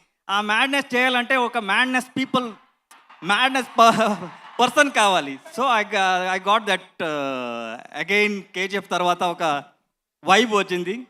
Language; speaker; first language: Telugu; non-native, learner; Kannada